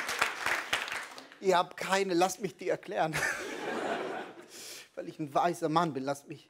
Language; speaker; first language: German; non-native, fluent; Hebrew